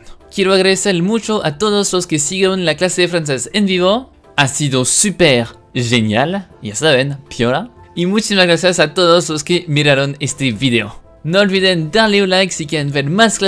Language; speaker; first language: Spanish; non-native, fluent; French